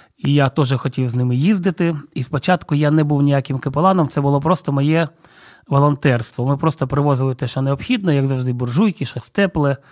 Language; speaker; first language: Ukrainian; non-native, local second language; Russian